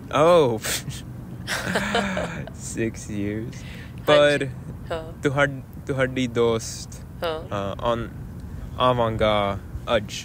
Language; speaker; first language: Punjabi; non-native, learner; English